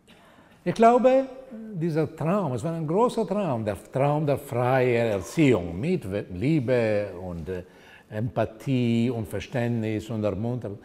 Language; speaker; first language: German; non-native, fluent; Portuguese